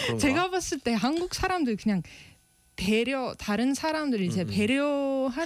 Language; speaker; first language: Korean; non-native, fluent; Estonian